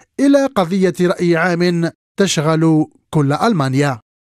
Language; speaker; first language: Arabic; native; Arabic